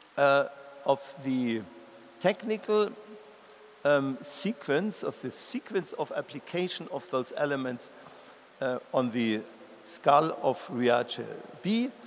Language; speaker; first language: English; non-native, fluent; German